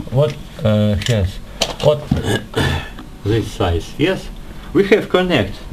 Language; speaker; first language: English; non-native, learner; Russian